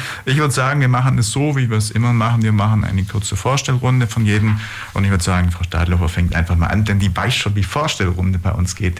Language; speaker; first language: German; native; German